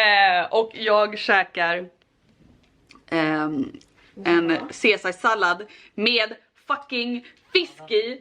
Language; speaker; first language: Swedish; native; Swedish